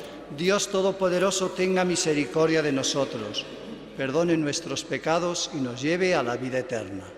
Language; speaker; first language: Spanish; native; Spanish